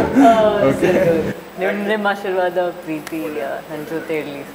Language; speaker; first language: Kannada; non-native, learner; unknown